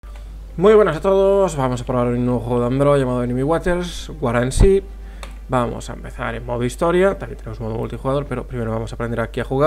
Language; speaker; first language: Spanish; native; Spanish